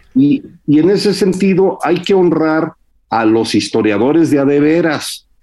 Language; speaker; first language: Spanish; early bilingual, heritage; Spanish